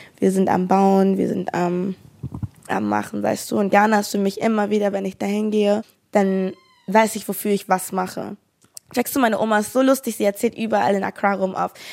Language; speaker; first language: German; native; German